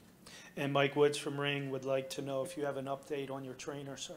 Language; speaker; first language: English; native; English